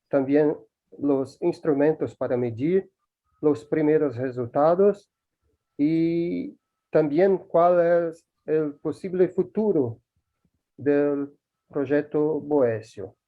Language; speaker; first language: Spanish; non-native, learner; Portuguese